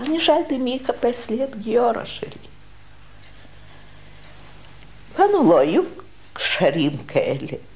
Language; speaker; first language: Hebrew; non-native, fluent; Russian